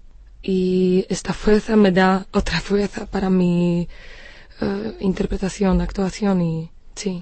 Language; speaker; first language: Spanish; non-native, fluent; Slovak